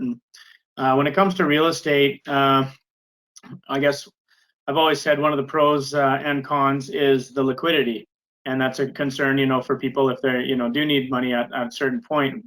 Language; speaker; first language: English; native; English